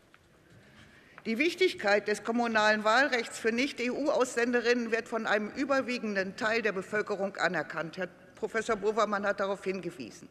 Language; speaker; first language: German; native; German